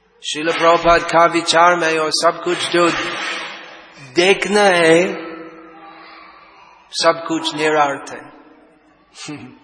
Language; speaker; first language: Hindi; non-native, fluent; English